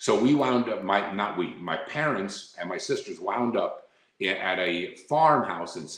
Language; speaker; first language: English; native; English